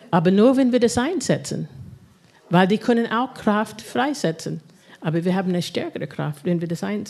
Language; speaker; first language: German; non-native, fluent; English